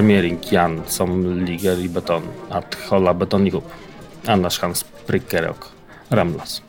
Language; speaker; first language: Swedish; non-native, learner; Polish